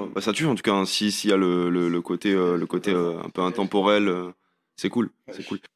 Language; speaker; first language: French; native; French